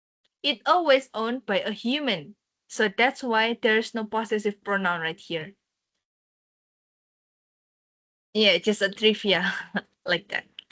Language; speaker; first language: English; non-native, fluent; Indonesian